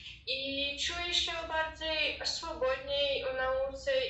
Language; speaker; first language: Polish; non-native, learner; Ukrainian